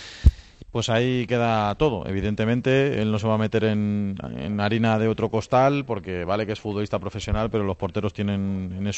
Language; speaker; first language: Spanish; native; Spanish